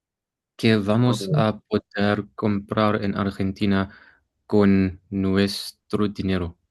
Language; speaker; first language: Spanish; non-native, learner; English